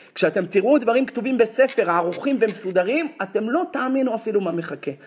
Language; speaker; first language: Hebrew; native; Hebrew